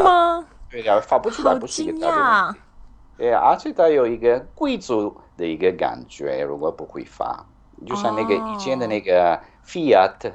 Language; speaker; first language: Chinese; non-native, fluent; Italian